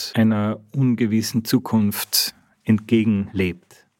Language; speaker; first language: German; native; German